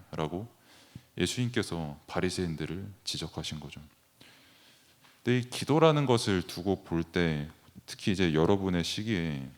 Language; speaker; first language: Korean; native; Korean